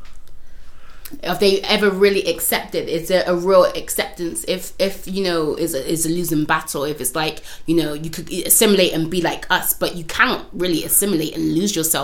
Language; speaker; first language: English; native; English